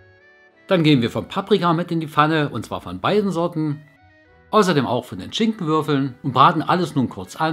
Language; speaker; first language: German; native; German